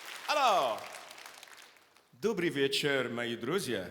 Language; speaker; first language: Russian; non-native, learner; French